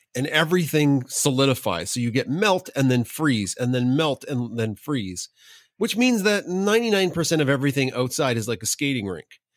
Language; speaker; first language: English; native; English